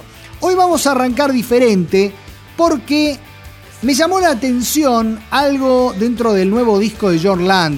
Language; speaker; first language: Spanish; native; Spanish